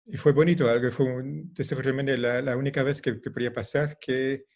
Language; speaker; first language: Spanish; non-native, fluent; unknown